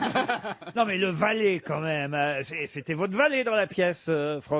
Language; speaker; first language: French; native; French